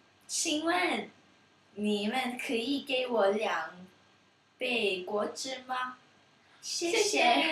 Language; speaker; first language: Chinese; non-native, learner; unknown